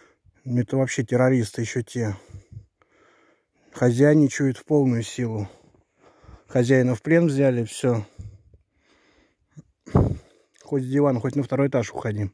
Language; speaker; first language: Russian; native; Russian